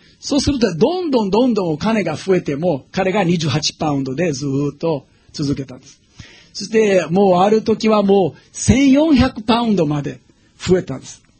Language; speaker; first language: Japanese; non-native, fluent; English